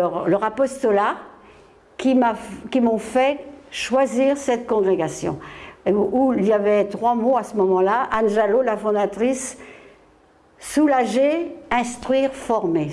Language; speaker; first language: French; native; French